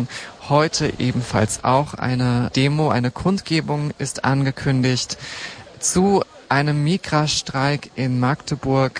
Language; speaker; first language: German; native; German